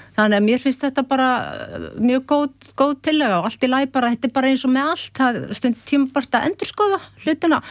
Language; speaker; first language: Icelandic; native; Icelandic